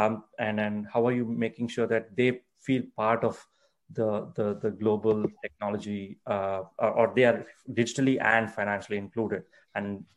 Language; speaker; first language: English; non-native, local second language; Tamil